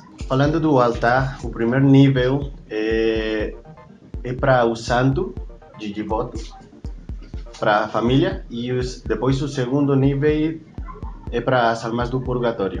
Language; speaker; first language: Portuguese; non-native, learner; Spanish